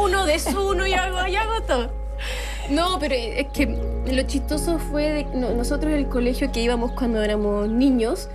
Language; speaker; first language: Spanish; native; Spanish